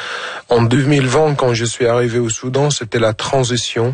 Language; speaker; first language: French; non-native, fluent; Arabic